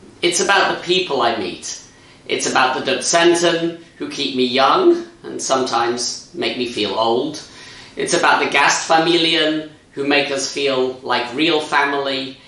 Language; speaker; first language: English; native; English